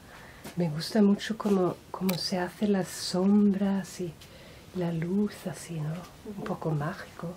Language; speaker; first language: Spanish; non-native, fluent; Swedish